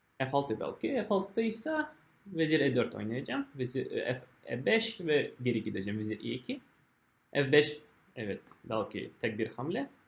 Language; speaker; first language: Turkish; non-native, fluent; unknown